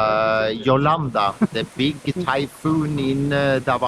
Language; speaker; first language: English; non-native, fluent; Norwegian